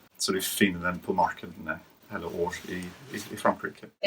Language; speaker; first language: Norwegian; non-native, fluent; English